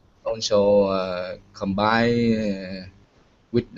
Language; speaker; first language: English; non-native, learner; Vietnamese